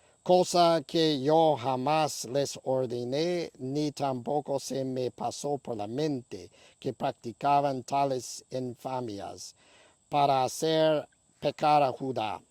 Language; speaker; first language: Spanish; non-native, fluent; English